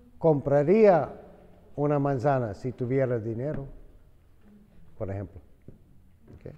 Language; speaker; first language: Spanish; non-native, fluent; English